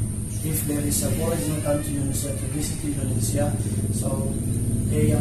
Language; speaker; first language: English; non-native, learner; Indonesian